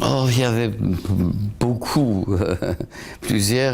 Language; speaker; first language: French; non-native, fluent; Polish